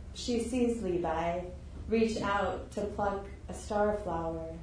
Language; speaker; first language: English; native; English